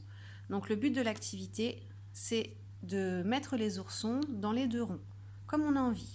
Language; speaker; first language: French; native; French